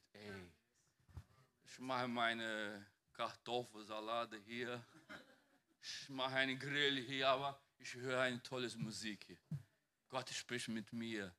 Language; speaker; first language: German; non-native, fluent; Portuguese